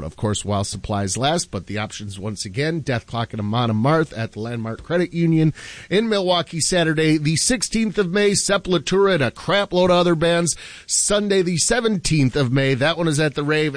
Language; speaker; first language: English; native; English